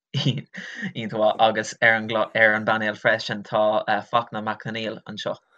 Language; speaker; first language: Irish; non-native, local second language; English